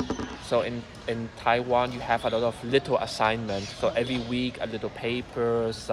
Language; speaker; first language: English; non-native, fluent; German